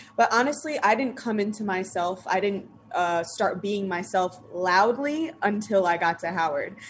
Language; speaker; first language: English; native; English